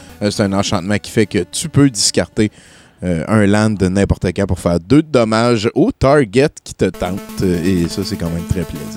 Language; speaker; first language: French; native; French